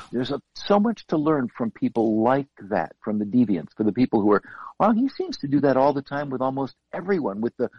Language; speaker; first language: English; native; English